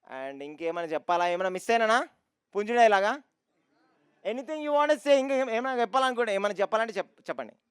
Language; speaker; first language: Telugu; native; Telugu